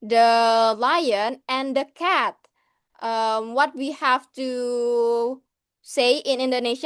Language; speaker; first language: English; non-native, learner; Indonesian